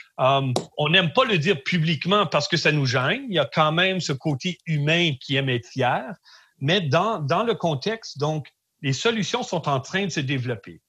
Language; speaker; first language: French; native; French